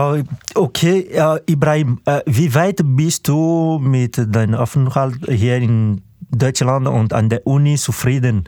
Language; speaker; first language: German; non-native, fluent; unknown